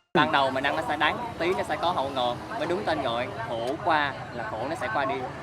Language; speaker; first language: Vietnamese; native; Vietnamese